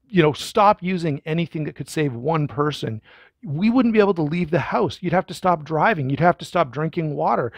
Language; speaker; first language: English; native; English